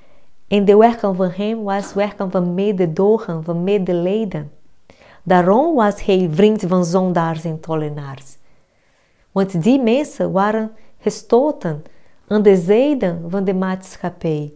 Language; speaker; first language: Dutch; non-native, fluent; Portuguese